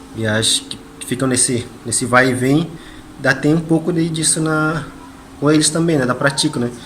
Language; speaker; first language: Portuguese; non-native, local second language; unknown